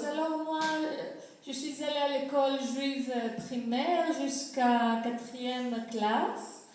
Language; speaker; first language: French; non-native, fluent; Greek